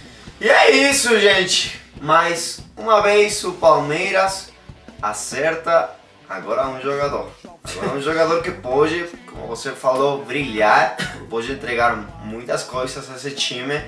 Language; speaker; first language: Portuguese; non-native, fluent; Spanish